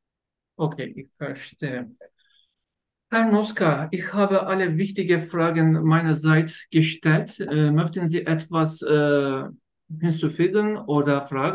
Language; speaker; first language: German; non-native, learner; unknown